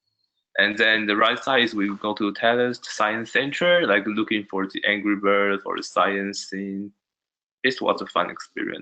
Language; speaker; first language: English; non-native, learner; Chinese